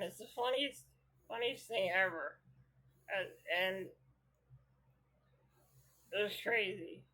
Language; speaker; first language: English; native; English